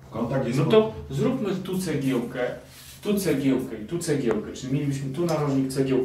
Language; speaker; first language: Polish; native; Polish